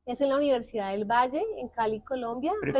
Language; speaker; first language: Spanish; native; Spanish